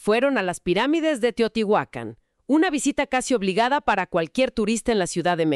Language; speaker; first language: Spanish; native; Spanish